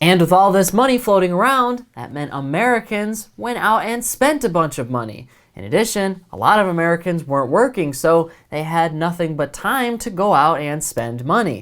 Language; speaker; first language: English; native; English